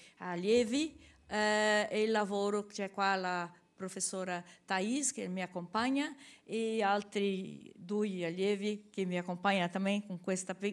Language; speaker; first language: Italian; non-native, learner; Portuguese